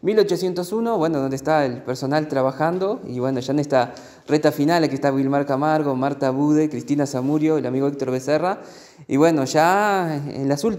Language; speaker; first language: Spanish; native; Spanish